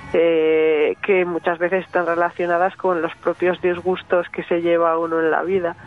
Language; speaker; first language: Spanish; native; Spanish